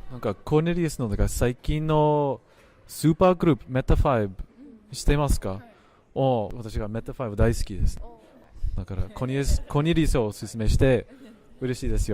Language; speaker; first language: Japanese; non-native, fluent; English